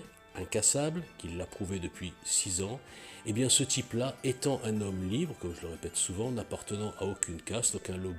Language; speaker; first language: French; native; French